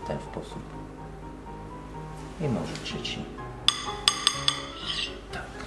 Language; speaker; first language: Polish; non-native, learner; French